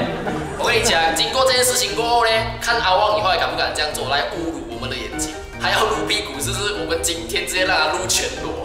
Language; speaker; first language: Chinese; native; Chinese